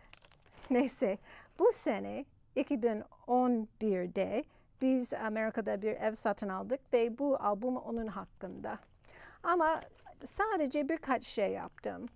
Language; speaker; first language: Turkish; non-native, fluent; English